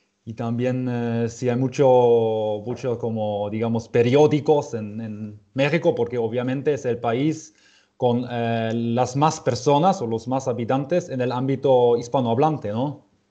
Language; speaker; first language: Spanish; non-native, fluent; German